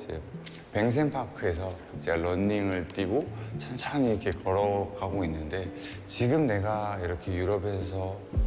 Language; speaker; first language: Korean; native; Korean